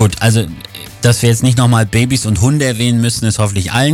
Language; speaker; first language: German; native; German